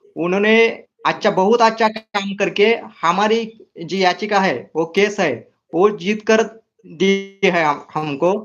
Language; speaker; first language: Hindi; non-native, local second language; Marathi